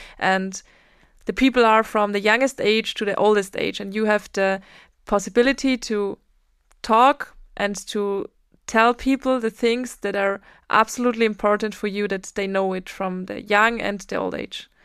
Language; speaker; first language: English; non-native, fluent; German